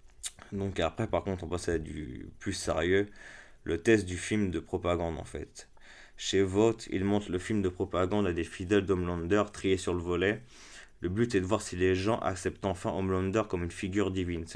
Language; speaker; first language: French; native; French